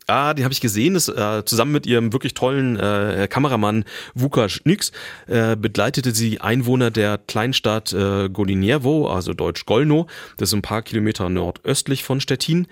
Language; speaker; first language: German; native; German